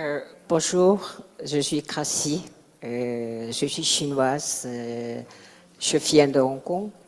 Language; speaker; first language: French; non-native, learner; Chinese